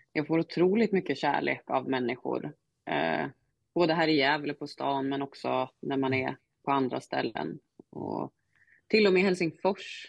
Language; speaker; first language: Swedish; native; Swedish